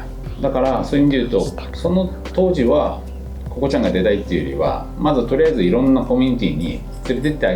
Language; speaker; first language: Japanese; native; Japanese